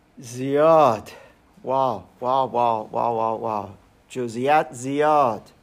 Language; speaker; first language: Persian; non-native, learner; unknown